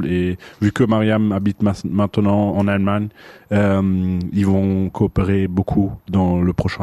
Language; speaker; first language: French; non-native, fluent; German